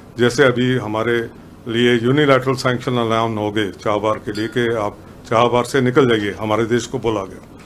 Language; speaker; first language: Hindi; early bilingual, heritage; Punjabi